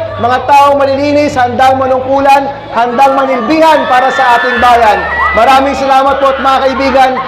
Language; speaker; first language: Filipino; native; Filipino